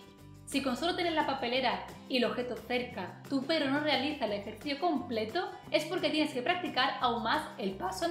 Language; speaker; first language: Spanish; native; Spanish